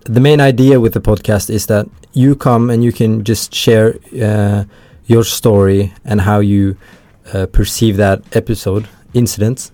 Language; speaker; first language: English; early bilingual, other home language; Norwegian